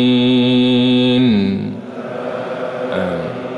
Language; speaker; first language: Arabic; native; Arabic